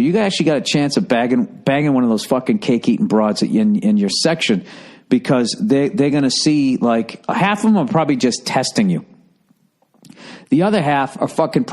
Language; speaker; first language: English; native; English